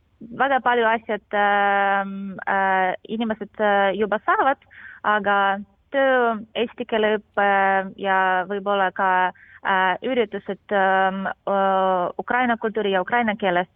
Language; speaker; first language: Estonian; non-native, learner; Ukrainian